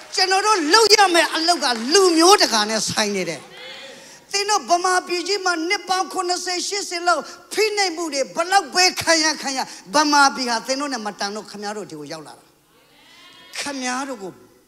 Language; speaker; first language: Burmese; non-native, local second language; S'gaw Karen